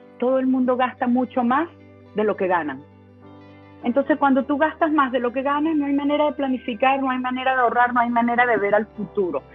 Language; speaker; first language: Spanish; native; Spanish